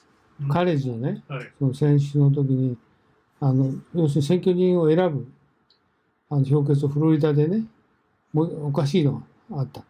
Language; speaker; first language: Japanese; native; Japanese